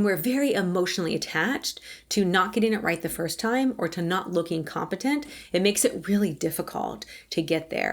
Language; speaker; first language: English; native; English